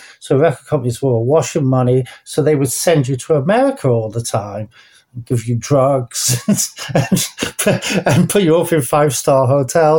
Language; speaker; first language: English; native; English